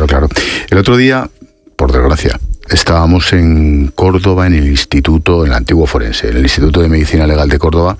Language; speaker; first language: Spanish; native; Spanish